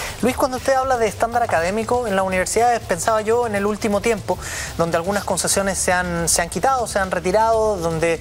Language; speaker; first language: Spanish; native; Spanish